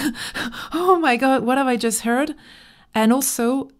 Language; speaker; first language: English; non-native, fluent; French